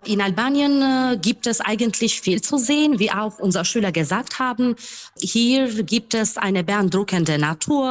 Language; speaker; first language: German; non-native, fluent; Albanian